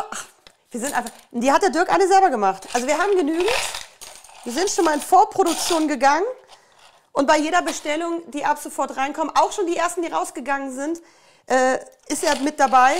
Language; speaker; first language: German; native; German